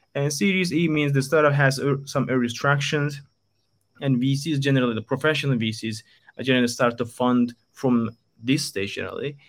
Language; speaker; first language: English; non-native, fluent; Turkish